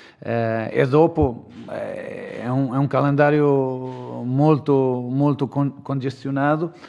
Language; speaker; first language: Italian; non-native, fluent; Portuguese